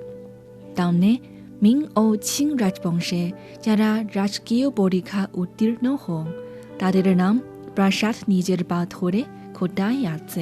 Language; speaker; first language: Bangla; non-native, fluent; Chinese